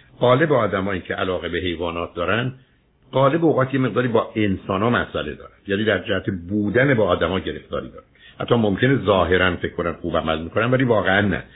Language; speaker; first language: Persian; native; Persian